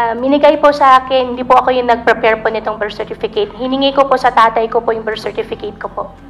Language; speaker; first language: Filipino; native; Filipino